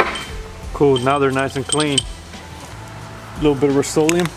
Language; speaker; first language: English; native; English